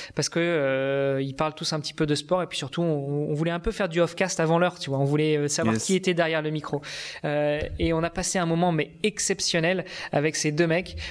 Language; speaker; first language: French; native; French